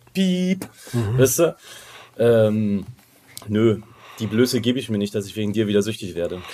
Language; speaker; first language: German; native; German